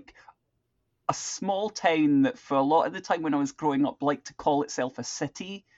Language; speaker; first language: English; native; English